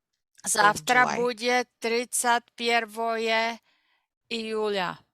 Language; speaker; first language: Russian; non-native, learner; English